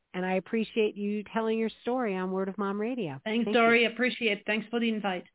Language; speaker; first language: English; non-native, fluent; French